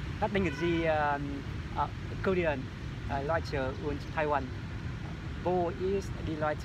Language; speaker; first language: German; non-native, learner; Vietnamese